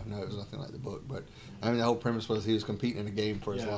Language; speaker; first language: English; native; English